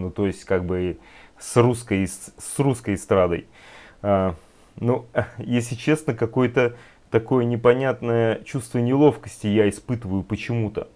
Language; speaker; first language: Russian; native; Russian